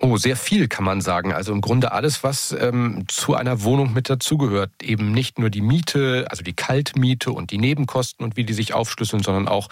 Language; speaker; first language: German; native; German